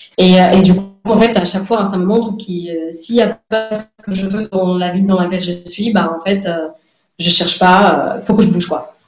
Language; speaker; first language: French; non-native, fluent; English